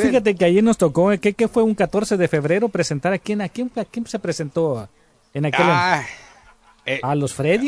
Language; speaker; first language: Spanish; native; Spanish